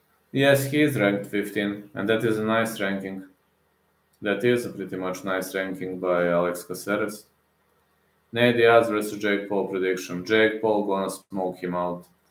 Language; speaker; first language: English; non-native, fluent; Serbian